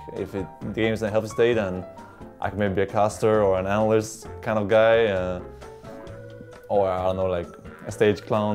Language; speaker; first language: English; non-native, fluent; Danish